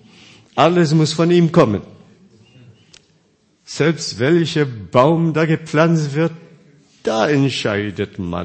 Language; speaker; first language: German; non-native, fluent; Korean